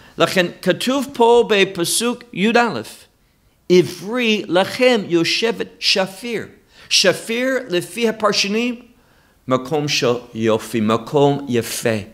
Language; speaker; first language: Hebrew; non-native, fluent; English